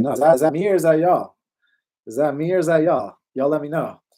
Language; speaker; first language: English; native; English